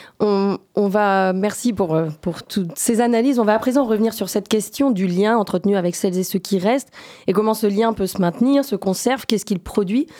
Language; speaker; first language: French; native; French